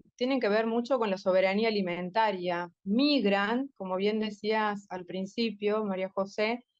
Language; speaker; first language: Spanish; native; Spanish